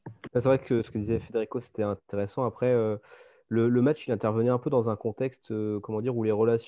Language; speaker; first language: French; native; French